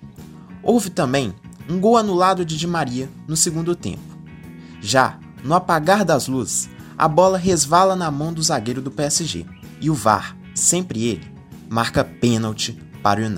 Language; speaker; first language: Portuguese; native; Portuguese